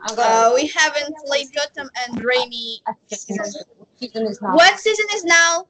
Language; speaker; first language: English; non-native, learner; Russian